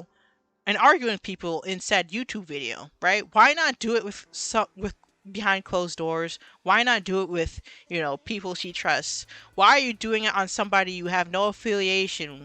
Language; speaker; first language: English; native; English